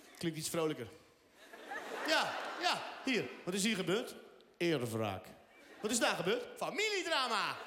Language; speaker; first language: Dutch; early bilingual, other home language; Riffian